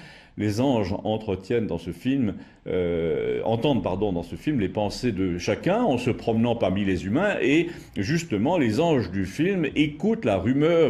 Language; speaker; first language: French; native; French